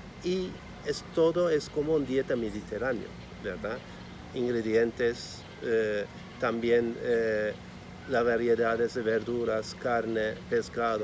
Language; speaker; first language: Spanish; non-native, fluent; Turkish